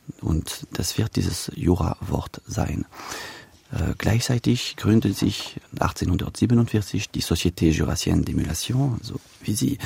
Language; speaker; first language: German; non-native, local second language; French